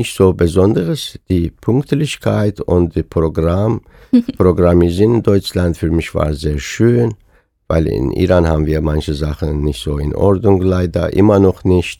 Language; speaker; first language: German; non-native, fluent; Persian